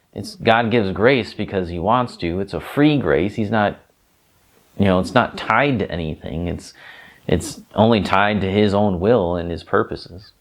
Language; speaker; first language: English; native; English